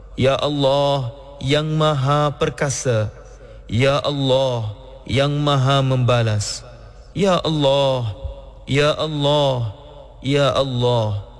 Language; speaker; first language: Malay; native; Malay